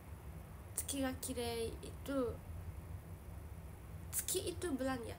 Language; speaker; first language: Indonesian; non-native, learner; Japanese